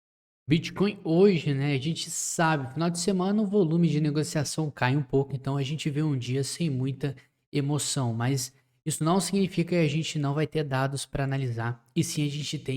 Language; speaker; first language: Portuguese; native; Portuguese